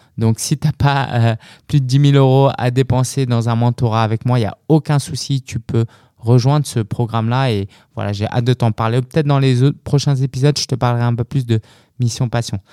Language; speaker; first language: French; native; French